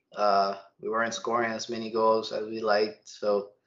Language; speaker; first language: English; early bilingual, other home language; Spanish